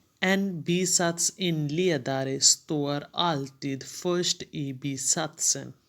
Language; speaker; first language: Swedish; non-native, fluent; Urdu